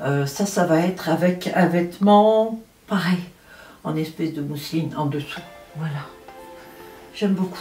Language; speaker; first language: French; native; French